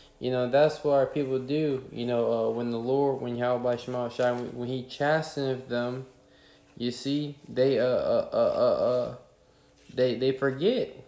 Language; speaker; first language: English; native; English